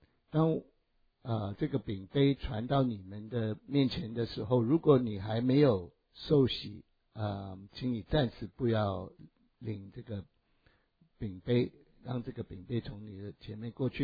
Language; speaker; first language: Chinese; native; Chinese